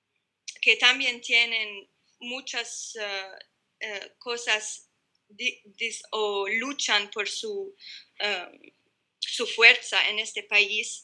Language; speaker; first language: Spanish; non-native, learner; Arabic